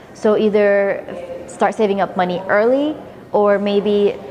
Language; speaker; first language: English; early bilingual, other home language; Arabic